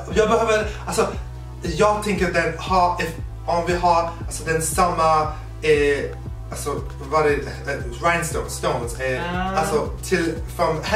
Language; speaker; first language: Swedish; non-native, fluent; English